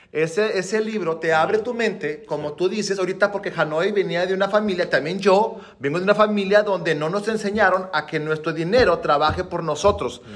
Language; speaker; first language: Spanish; native; Spanish